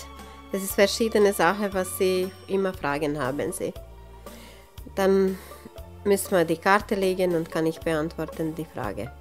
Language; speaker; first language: German; non-native, local second language; Serbian